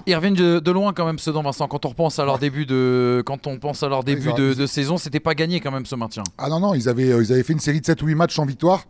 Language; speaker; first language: French; native; French